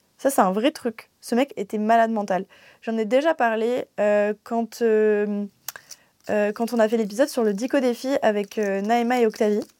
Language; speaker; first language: French; native; French